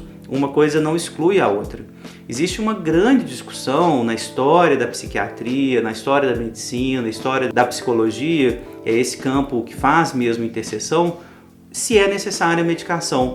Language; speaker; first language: Portuguese; native; Portuguese